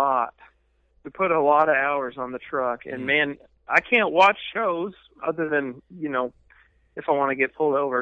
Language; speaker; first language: English; native; English